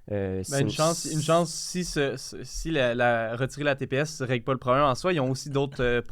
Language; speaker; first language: French; native; French